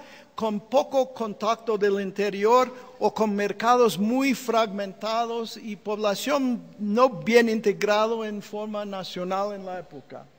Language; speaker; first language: Spanish; non-native, fluent; English